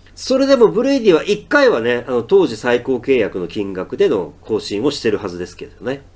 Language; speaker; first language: Japanese; native; Japanese